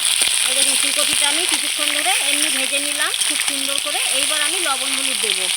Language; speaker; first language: Bangla; native; Bangla